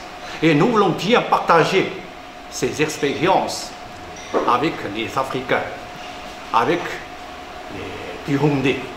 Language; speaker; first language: French; non-native, fluent; Chinese